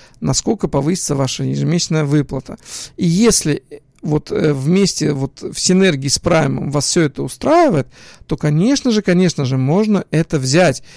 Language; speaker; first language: Russian; early bilingual, other home language; Hebrew